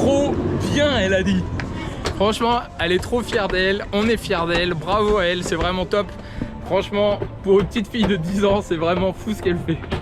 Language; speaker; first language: French; native; French